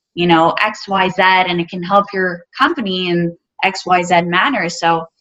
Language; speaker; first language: English; native; English